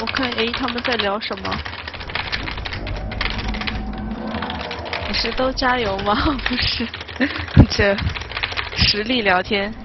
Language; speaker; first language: Chinese; native; Chinese